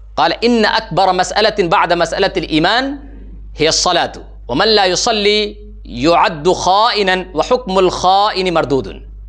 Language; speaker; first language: Arabic; non-native, fluent; Urdu